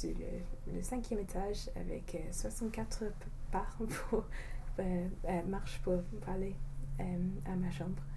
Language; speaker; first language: French; non-native, fluent; English